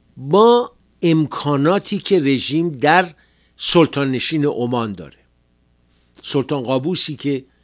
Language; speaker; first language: Persian; native; Persian